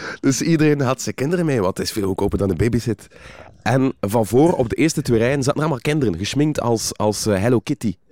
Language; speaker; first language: Dutch; native; Dutch